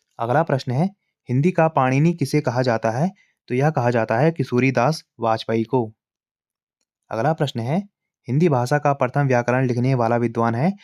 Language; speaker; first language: Hindi; native; Hindi